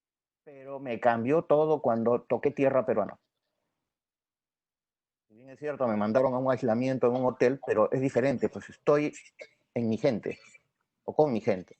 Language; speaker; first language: Spanish; native; Spanish